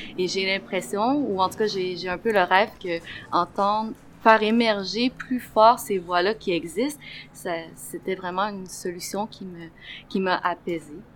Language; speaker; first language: French; native; French